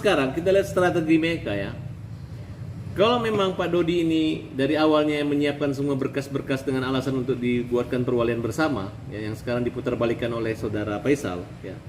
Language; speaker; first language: Indonesian; native; Indonesian